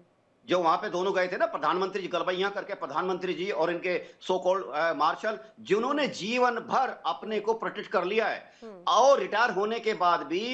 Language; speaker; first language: Hindi; native; Hindi